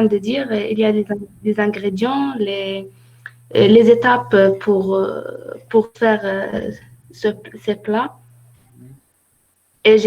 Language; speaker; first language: French; non-native, learner; Arabic